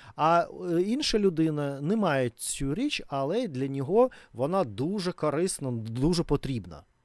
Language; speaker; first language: Ukrainian; non-native, learner; Russian